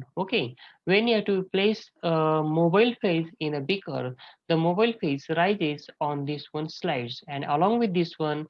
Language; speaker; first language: English; non-native, local second language; Marathi